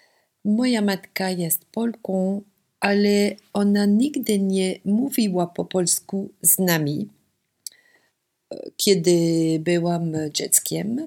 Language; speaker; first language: Polish; non-native, learner; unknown